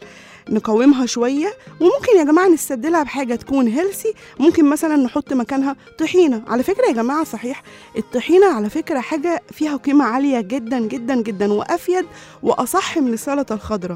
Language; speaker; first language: Arabic; native; Arabic